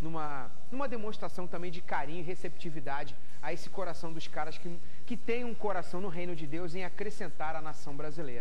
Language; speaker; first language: Portuguese; native; Portuguese